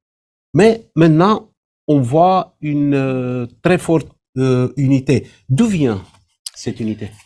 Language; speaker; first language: French; non-native, fluent; Romanian